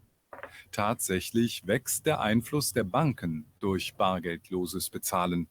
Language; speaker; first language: German; non-native, learner; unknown